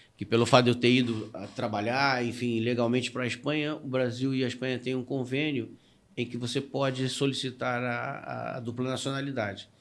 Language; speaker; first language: Portuguese; native; Portuguese